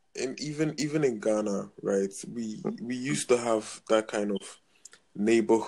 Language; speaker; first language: English; non-native, local second language; Akan